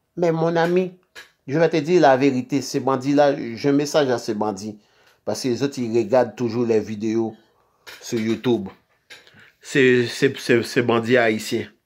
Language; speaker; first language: French; non-native, local second language; Haitian Creole